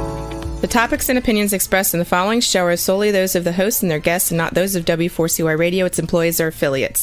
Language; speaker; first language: English; native; English